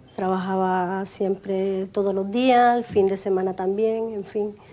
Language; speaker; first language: Spanish; native; Spanish